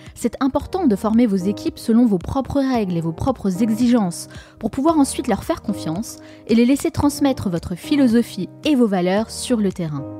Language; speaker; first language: French; native; French